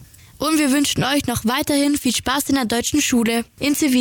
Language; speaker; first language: German; native; German